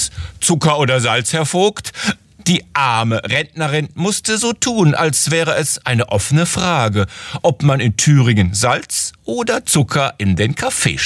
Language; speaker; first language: German; native; German